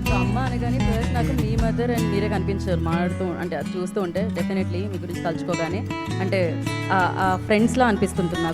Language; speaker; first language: Telugu; native; Telugu